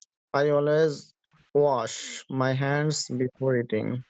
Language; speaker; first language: English; non-native, learner; Bangla